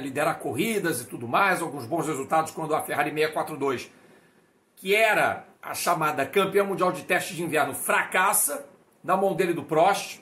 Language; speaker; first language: Portuguese; native; Portuguese